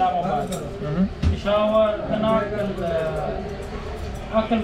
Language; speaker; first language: Arabic; non-native, learner; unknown